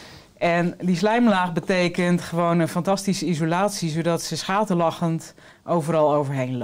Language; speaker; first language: Dutch; native; Dutch